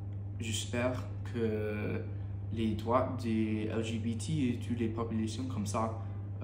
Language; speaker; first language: French; non-native, learner; English